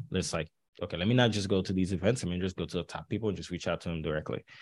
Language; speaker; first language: English; early bilingual, other home language; Haitian Creole